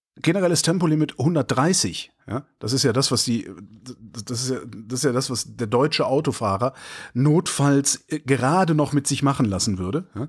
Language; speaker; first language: German; native; German